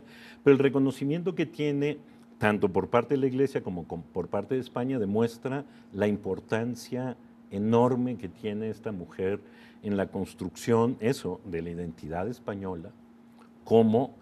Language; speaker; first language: Spanish; native; Spanish